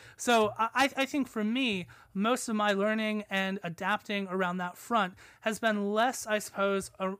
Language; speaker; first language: English; native; English